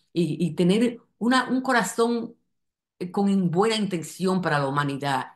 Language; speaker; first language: Spanish; native; Spanish